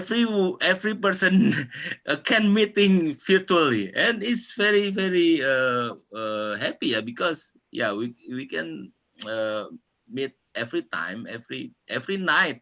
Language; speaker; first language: English; non-native, local second language; Indonesian